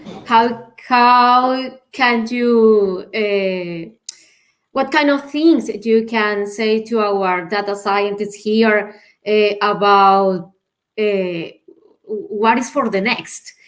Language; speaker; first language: English; non-native, learner; Spanish